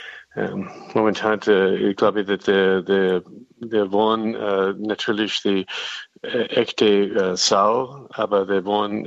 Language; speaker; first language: German; non-native, learner; English